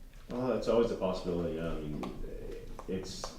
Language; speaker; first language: English; native; English